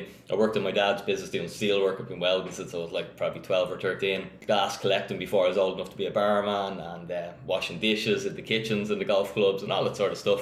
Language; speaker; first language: English; native; English